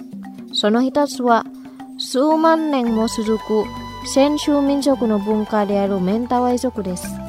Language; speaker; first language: Japanese; non-native, fluent; Indonesian